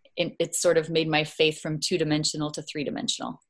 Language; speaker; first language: English; native; English